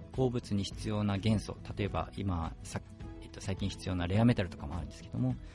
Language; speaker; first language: Japanese; native; Japanese